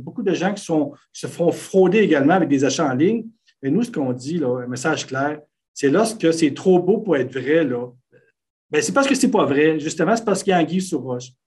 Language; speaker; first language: French; native; French